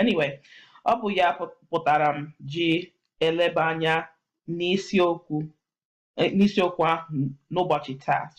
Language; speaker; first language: Igbo; non-native, learner; English